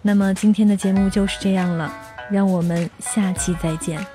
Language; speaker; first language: Chinese; native; Chinese